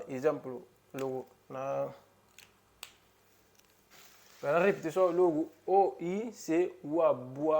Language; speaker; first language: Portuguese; non-native, local second language; Upper Guinea Crioulo